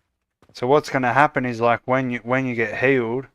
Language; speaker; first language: English; native; English